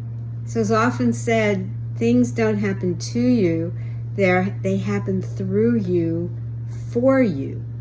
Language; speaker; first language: English; native; English